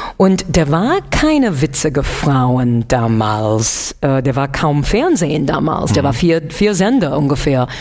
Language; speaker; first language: German; non-native, fluent; English